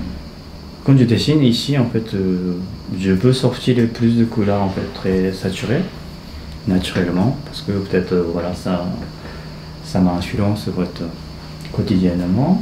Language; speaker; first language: French; non-native, fluent; Japanese